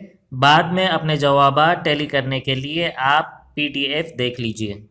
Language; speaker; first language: Urdu; native; Urdu